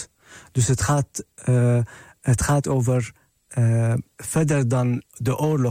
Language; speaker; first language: Dutch; non-native, fluent; Arabic